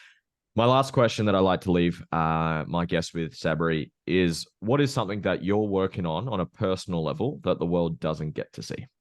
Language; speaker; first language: English; native; English